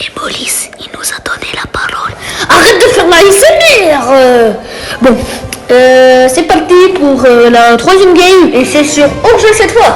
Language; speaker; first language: French; native; French